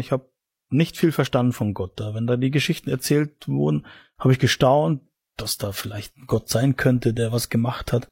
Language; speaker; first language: German; native; German